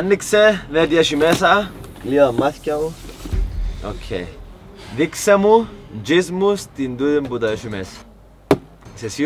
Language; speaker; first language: Greek; native; Greek